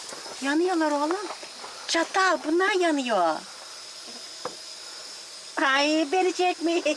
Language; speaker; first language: Turkish; native; Turkish